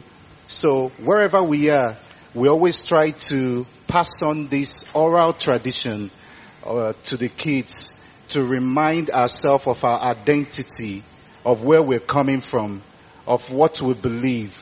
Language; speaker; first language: English; non-native, local second language; Igbo